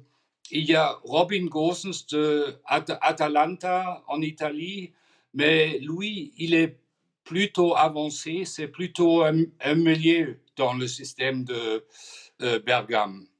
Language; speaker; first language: French; non-native, fluent; German